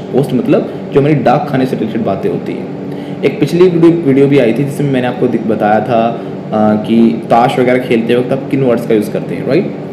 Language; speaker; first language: Hindi; native; Hindi